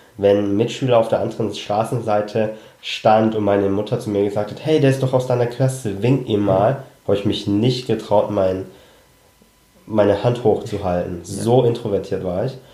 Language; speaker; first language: German; early bilingual, other home language; Cantonese